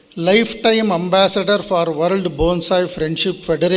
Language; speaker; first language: English; non-native, local second language; Kannada